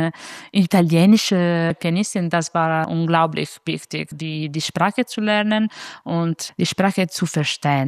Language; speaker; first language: German; non-native, learner; Italian